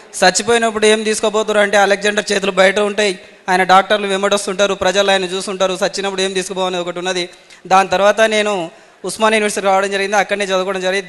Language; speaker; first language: Telugu; native; Telugu